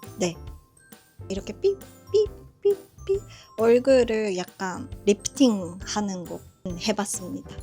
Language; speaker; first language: Korean; non-native, fluent; Japanese